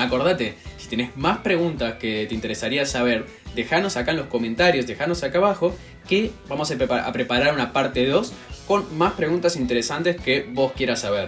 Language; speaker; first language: Spanish; native; Spanish